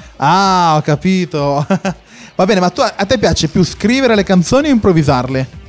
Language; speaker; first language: Italian; native; Italian